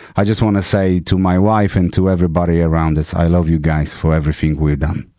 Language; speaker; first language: English; non-native, fluent; Polish